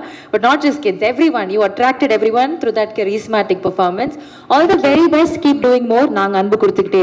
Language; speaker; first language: Tamil; native; Tamil